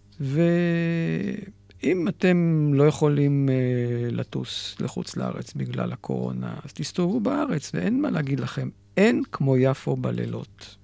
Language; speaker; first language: Hebrew; native; Hebrew